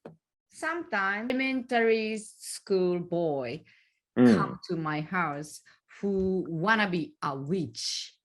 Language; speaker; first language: English; non-native, learner; Japanese